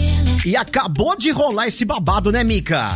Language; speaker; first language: Portuguese; native; Portuguese